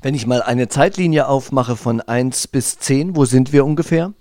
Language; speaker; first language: German; native; German